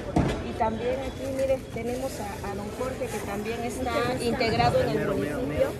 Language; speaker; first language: Spanish; native; Spanish